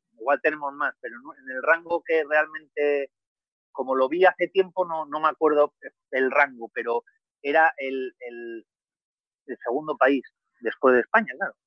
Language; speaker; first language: Spanish; native; Spanish